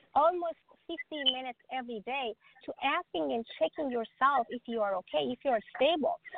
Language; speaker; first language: English; non-native, fluent; Persian